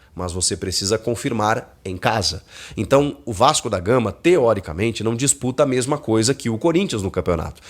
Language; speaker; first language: Portuguese; native; Portuguese